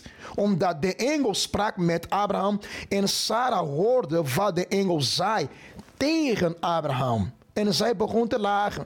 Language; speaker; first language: Dutch; non-native, fluent; Portuguese